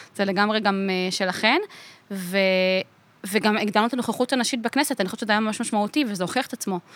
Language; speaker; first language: Hebrew; native; Hebrew